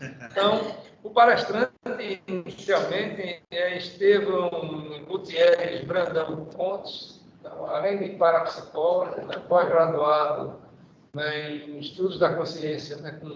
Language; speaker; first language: Portuguese; native; Portuguese